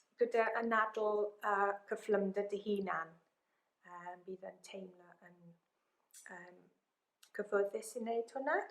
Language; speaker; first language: Welsh; non-native, local second language; English